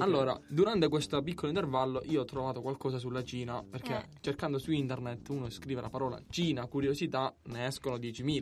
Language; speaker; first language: Italian; native; Italian